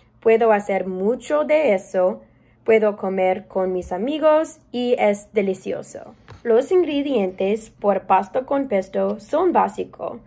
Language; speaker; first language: Spanish; non-native, learner; English